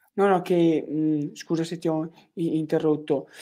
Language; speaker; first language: Italian; native; Italian